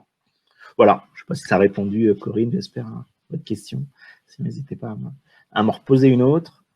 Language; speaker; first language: French; native; French